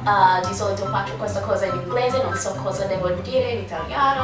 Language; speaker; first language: Italian; non-native, fluent; English